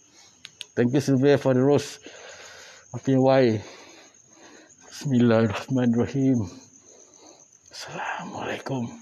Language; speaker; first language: English; non-native, local second language; Malay